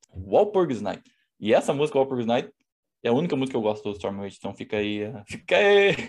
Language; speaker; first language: Portuguese; native; Portuguese